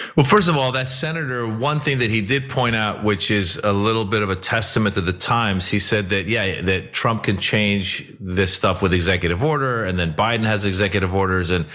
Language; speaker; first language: English; non-native, fluent; Persian